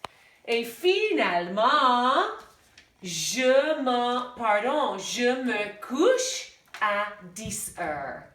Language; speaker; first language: French; non-native, fluent; English